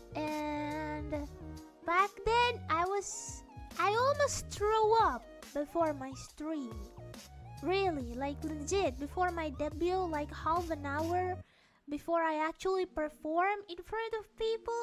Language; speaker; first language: English; non-native, fluent; Indonesian